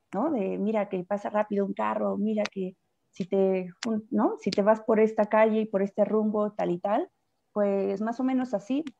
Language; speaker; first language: Spanish; native; Spanish